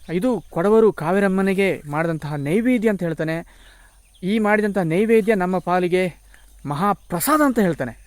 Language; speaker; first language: Kannada; non-native, local second language; Kodava